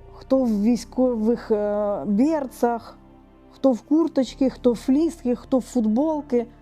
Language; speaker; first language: Ukrainian; native; Ukrainian